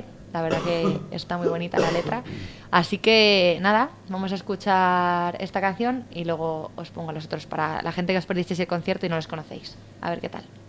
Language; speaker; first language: Spanish; native; Spanish